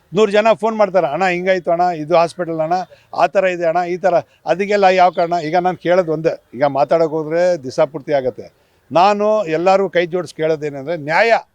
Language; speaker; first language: Kannada; non-native, local second language; Urdu